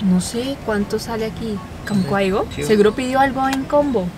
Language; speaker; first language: Spanish; native; Spanish